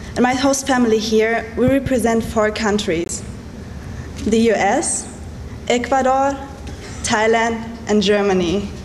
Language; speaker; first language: English; non-native, fluent; German